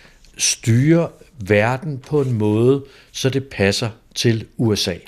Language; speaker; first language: Danish; native; Danish